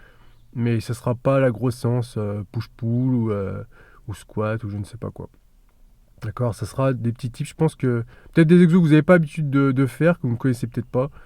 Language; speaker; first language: French; native; French